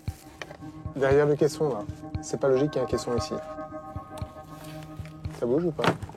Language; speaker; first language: French; native; French